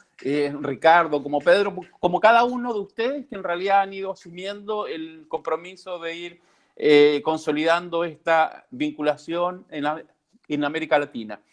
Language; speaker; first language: Spanish; native; Spanish